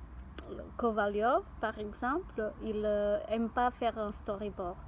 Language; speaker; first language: French; non-native, fluent; Portuguese